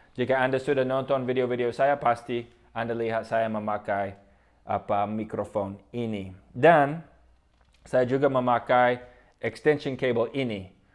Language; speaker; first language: Indonesian; non-native, fluent; English